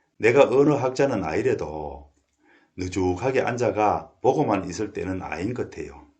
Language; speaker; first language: Korean; native; Korean